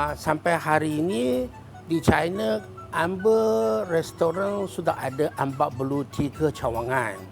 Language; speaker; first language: Malay; non-native, fluent; Chinese